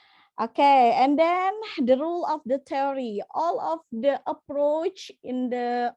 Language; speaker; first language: English; non-native, fluent; Indonesian